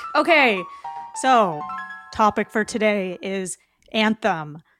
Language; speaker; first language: English; native; English